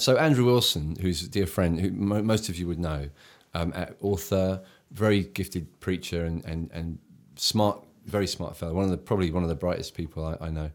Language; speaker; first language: English; native; English